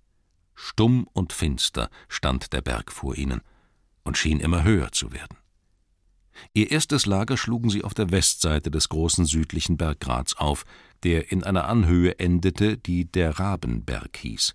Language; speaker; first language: German; native; German